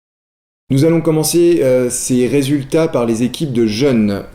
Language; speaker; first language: French; native; French